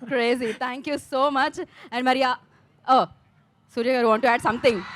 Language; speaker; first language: Telugu; native; Telugu